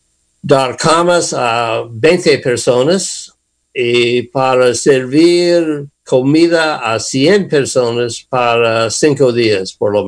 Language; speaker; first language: Spanish; non-native, learner; English